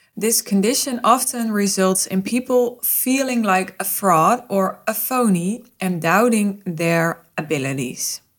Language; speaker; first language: English; non-native, fluent; Dutch